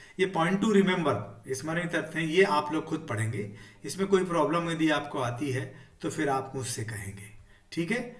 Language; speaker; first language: Hindi; native; Hindi